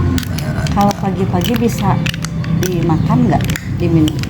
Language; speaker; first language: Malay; non-native, local second language; Sundanese